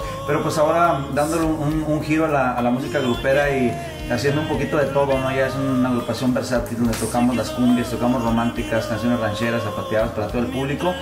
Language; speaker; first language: Spanish; native; Spanish